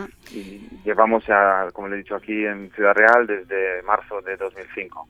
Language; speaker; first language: Spanish; non-native, fluent; Romanian